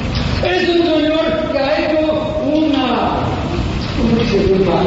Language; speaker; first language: Spanish; non-native, fluent; English